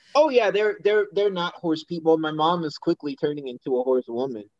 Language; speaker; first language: English; native; English